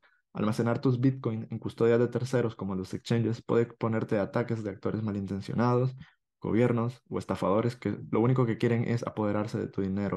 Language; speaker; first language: Spanish; native; Spanish